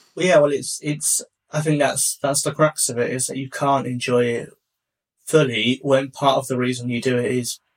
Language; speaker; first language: English; native; English